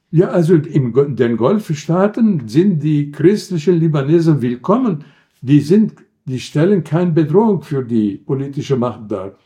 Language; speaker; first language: German; non-native, fluent; Arabic